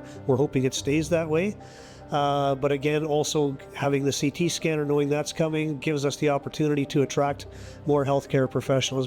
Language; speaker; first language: English; native; English